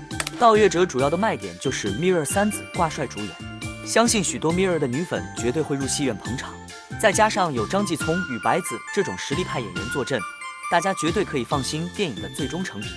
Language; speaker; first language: Chinese; native; Chinese